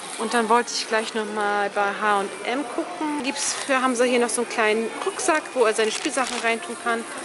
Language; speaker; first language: German; early bilingual, other home language; Turkish